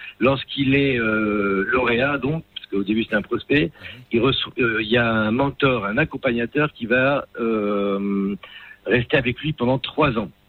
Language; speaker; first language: French; non-native, local second language; Arabic